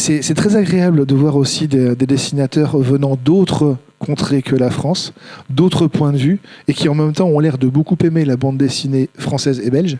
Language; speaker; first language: French; native; French